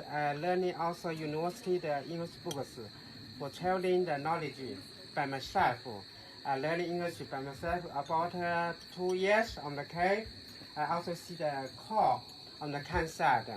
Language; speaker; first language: English; non-native, learner; Chinese